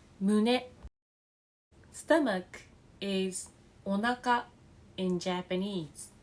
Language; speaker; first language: English; non-native, fluent; Japanese